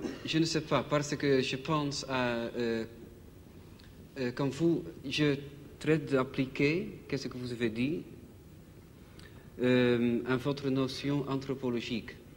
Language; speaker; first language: French; non-native, learner; Dutch